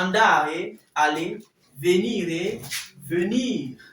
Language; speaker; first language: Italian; non-native, fluent; French